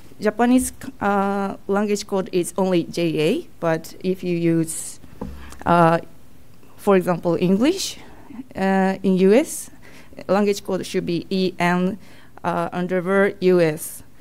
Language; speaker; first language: English; non-native, learner; Japanese